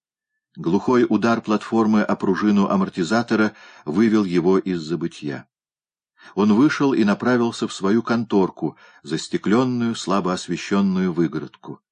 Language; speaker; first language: Russian; native; Russian